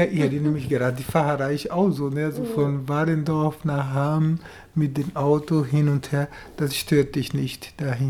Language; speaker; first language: German; non-native, fluent; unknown